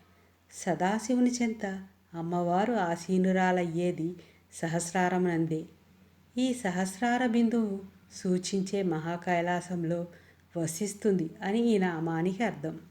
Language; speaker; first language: Telugu; native; Telugu